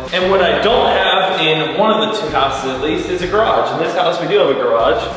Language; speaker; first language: English; native; English